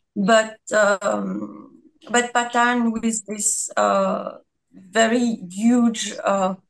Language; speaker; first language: English; non-native, fluent; French